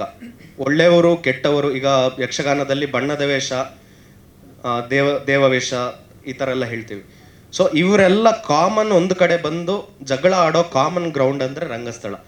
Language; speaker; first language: Kannada; native; Kannada